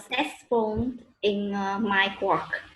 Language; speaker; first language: English; non-native, learner; Vietnamese